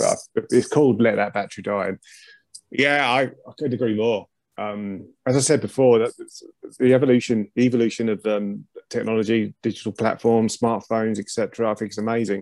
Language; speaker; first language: English; native; English